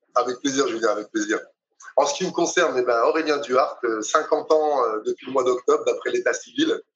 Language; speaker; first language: French; native; French